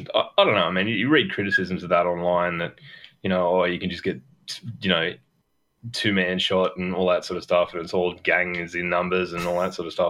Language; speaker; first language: English; native; English